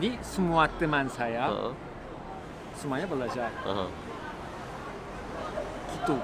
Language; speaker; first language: Indonesian; non-native, learner; Korean